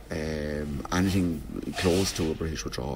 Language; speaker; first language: English; native; English